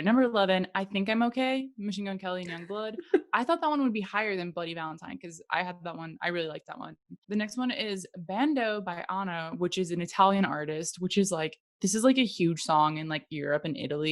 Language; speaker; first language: English; native; English